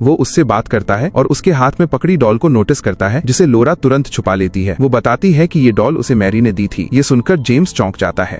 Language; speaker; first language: Hindi; native; Hindi